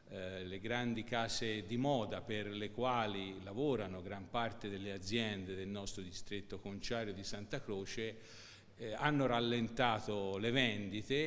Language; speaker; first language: Italian; native; Italian